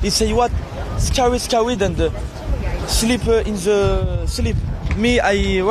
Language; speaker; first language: English; non-native, learner; French